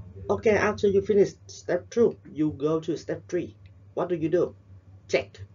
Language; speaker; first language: English; non-native, fluent; Vietnamese